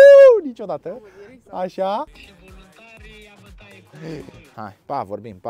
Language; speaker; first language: Romanian; native; Romanian